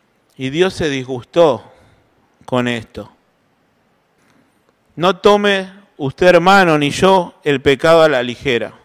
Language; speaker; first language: Spanish; native; Spanish